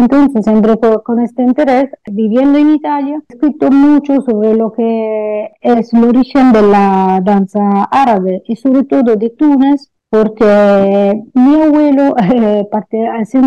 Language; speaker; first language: Spanish; non-native, fluent; Italian